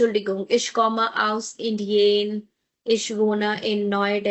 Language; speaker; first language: German; non-native, fluent; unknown